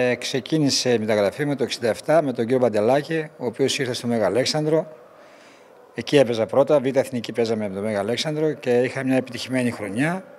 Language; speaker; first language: Greek; native; Greek